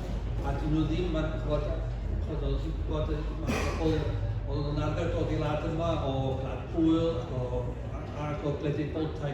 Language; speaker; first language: Welsh; native; Welsh